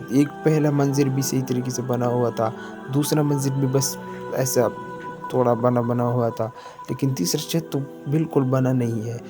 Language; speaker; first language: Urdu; non-native, local second language; Pashto